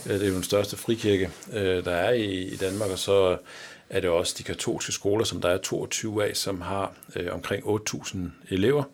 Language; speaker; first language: Danish; native; Danish